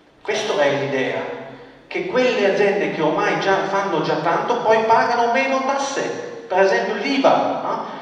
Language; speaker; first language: Italian; non-native, local second language; German